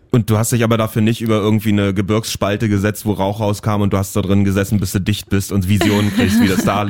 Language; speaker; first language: German; native; German